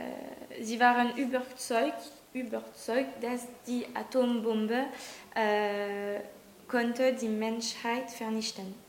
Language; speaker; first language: German; non-native, learner; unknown